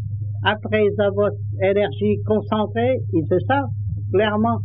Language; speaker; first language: French; non-native, learner; Vietnamese